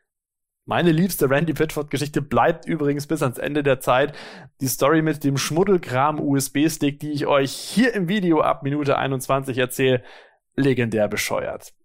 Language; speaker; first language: German; native; German